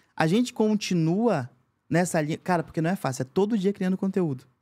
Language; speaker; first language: Portuguese; native; Portuguese